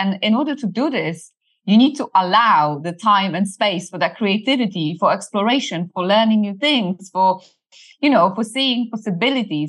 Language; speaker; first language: English; non-native, fluent; Polish